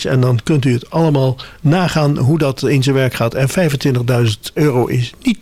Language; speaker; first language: Dutch; native; Dutch